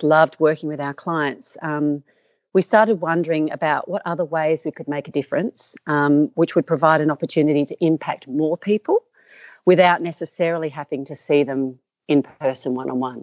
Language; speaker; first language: English; native; English